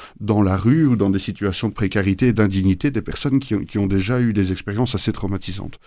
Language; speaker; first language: French; native; French